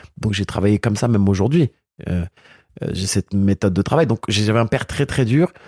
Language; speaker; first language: French; early bilingual, other home language; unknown